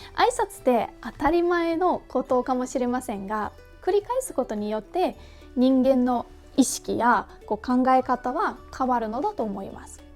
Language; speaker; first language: Japanese; non-native, fluent; Russian